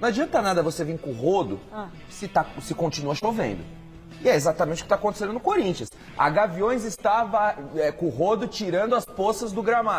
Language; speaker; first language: Portuguese; native; Portuguese